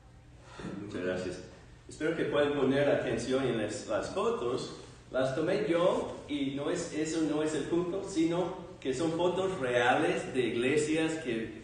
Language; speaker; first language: Spanish; non-native, fluent; English